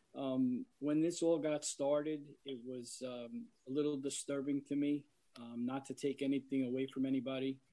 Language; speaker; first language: English; native; English